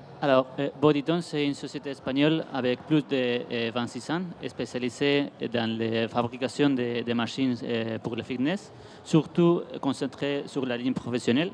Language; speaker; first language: French; non-native, fluent; Spanish